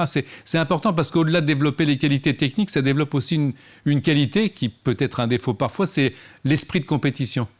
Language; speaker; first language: French; native; French